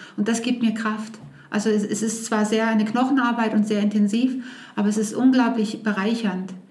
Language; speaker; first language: German; native; German